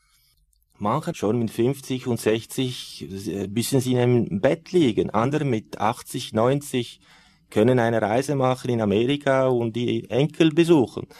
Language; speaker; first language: German; non-native, fluent; Italian